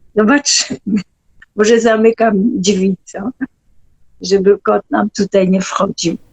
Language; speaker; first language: Polish; non-native, fluent; French